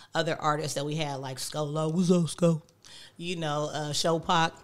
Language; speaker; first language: English; native; English